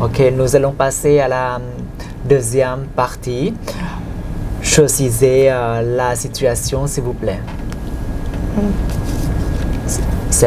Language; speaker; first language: French; non-native, fluent; Thai